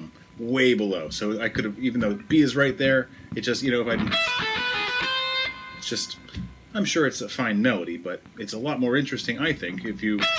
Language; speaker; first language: English; native; English